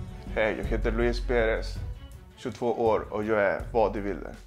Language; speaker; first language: Swedish; non-native, fluent; Spanish